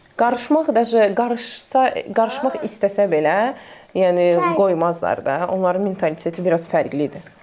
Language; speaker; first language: Azerbaijani; native; Azerbaijani